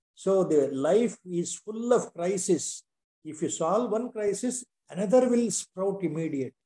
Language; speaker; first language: English; non-native, local second language; Kannada